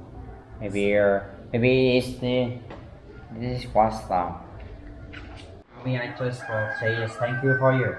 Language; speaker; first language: English; non-native, learner; Vietnamese